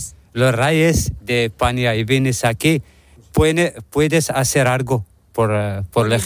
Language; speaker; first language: Spanish; non-native, learner; Arabic